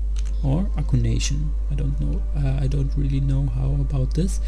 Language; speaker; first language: English; non-native, learner; German